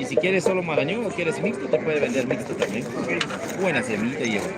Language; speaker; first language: Spanish; native; Spanish